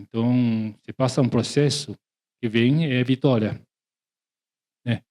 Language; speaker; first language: Portuguese; non-native, learner; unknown